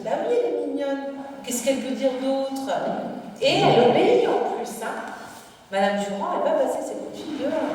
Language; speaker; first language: French; native; French